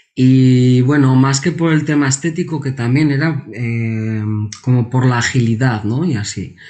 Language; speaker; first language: Spanish; non-native, local second language; Basque